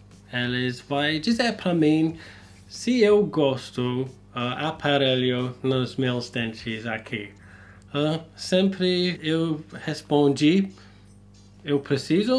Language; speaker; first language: Portuguese; non-native, learner; English